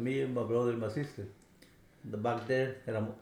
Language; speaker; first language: English; non-native, fluent; Spanish